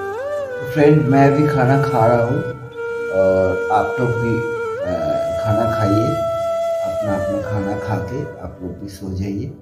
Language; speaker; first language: Hindi; non-native, local second language; Bangla